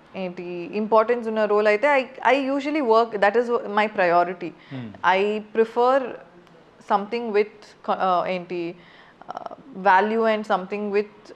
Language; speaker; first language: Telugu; non-native, fluent; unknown